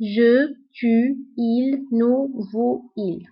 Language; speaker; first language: French; non-native, local second language; Arabic